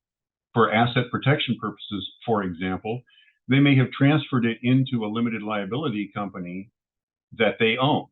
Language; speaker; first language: English; native; English